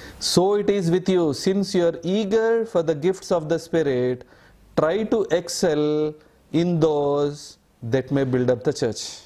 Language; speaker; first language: English; non-native, local second language; Telugu